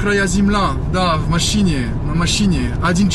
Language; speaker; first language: Russian; non-native, learner; French